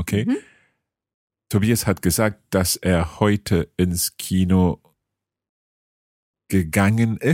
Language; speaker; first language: German; non-native, fluent; English